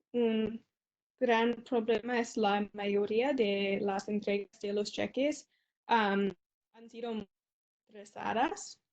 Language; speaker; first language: Spanish; non-native, learner; English